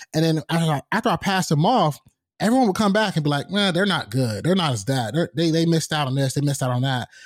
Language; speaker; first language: English; native; English